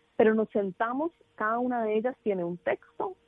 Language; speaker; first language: Spanish; native; Spanish